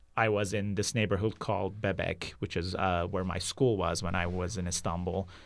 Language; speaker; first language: English; non-native, fluent; Turkish